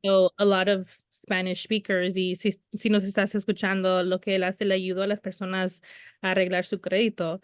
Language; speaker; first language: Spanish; early bilingual, heritage; Spanish